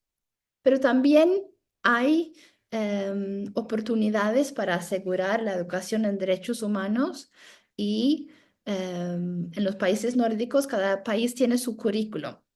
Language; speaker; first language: Spanish; non-native, fluent; Norwegian